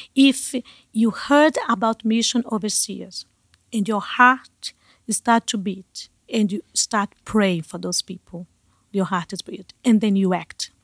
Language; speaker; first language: English; non-native, learner; Portuguese